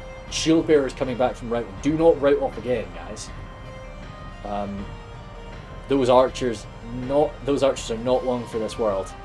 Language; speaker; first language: English; native; English